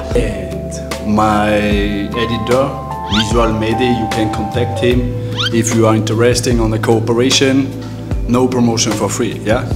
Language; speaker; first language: English; non-native, fluent; German